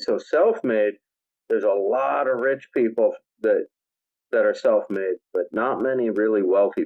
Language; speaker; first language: English; native; English